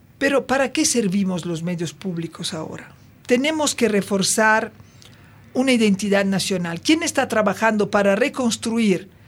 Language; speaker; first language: Spanish; non-native, fluent; Italian